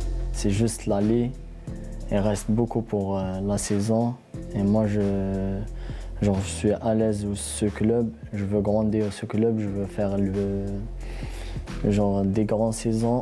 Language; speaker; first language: French; non-native, local second language; Kabyle